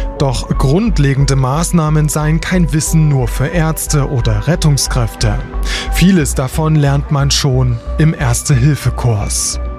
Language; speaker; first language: German; native; German